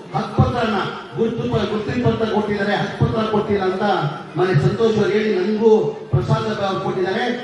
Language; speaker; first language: Kannada; non-native, local second language; Urdu